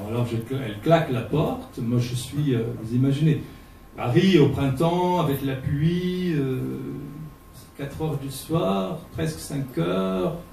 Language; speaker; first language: French; non-native, fluent; Portuguese